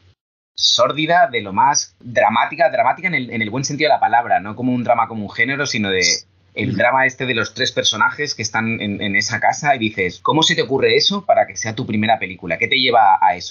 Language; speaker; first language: Spanish; native; Spanish